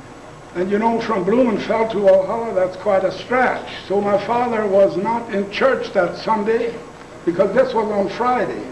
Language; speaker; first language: English; non-native, local second language; Plautdietsch